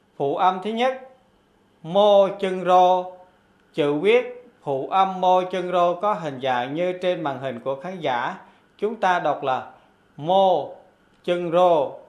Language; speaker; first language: Vietnamese; non-native, local second language; Khmer